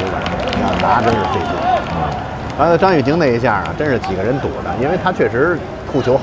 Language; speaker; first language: Chinese; native; Chinese